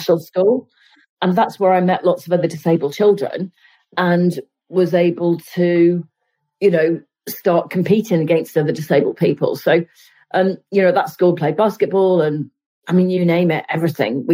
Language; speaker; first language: English; native; English